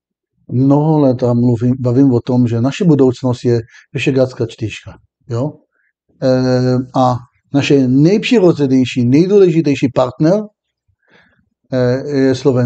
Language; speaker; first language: Czech; non-native, fluent; Hebrew